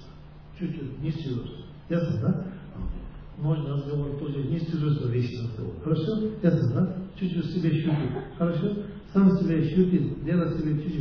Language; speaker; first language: Russian; non-native, learner; Tibetan